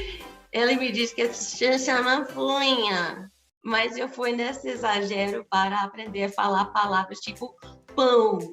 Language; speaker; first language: Portuguese; non-native, fluent; English